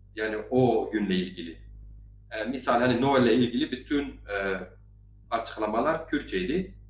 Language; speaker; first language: Turkish; non-native, local second language; Zaza